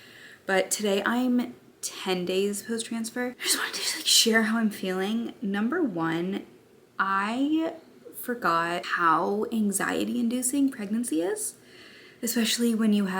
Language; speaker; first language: English; native; English